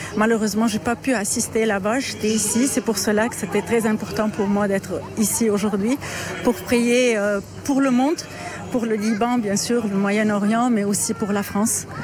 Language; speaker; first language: French; non-native, local second language; Arabic